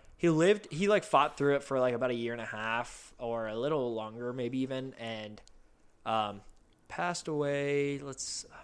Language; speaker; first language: English; early bilingual, other home language; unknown